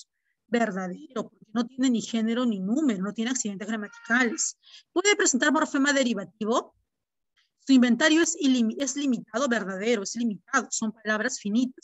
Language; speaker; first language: Spanish; native; Spanish